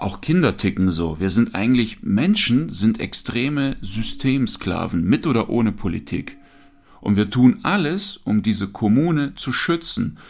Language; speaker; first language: German; native; German